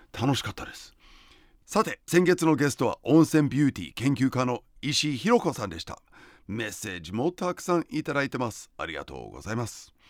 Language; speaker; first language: Japanese; non-native, fluent; English